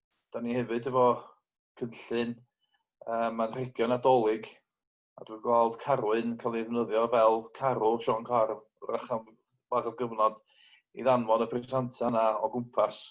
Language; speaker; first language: Welsh; native; Welsh